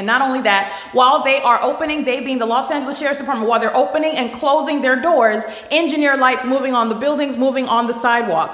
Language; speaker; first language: English; native; English